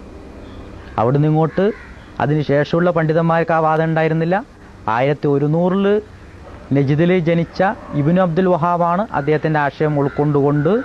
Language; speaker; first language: Malayalam; native; Malayalam